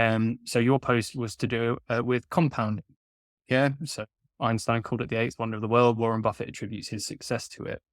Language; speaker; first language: English; native; English